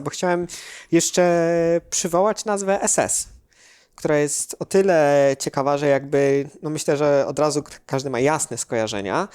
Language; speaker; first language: Polish; native; Polish